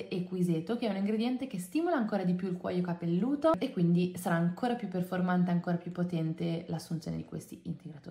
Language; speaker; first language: Italian; native; Italian